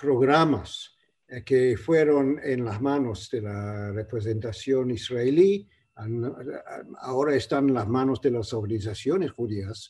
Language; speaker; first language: Spanish; non-native, fluent; English